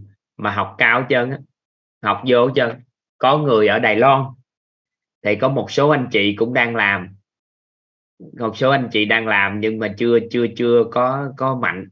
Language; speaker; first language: Vietnamese; native; Vietnamese